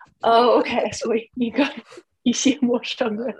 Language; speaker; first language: Chinese; non-native, fluent; English